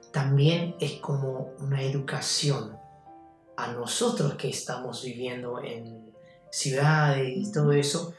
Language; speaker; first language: Spanish; non-native, fluent; Chinese